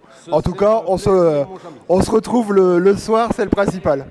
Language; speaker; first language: French; native; French